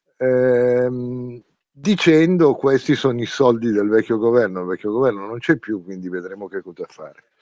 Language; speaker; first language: Italian; native; Italian